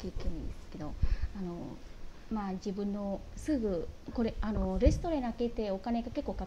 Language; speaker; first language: Japanese; non-native, learner; Vietnamese